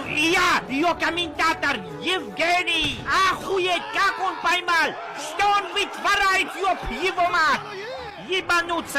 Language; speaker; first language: Russian; native; Russian